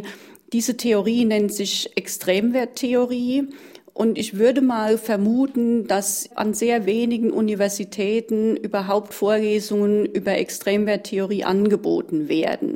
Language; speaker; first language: German; native; German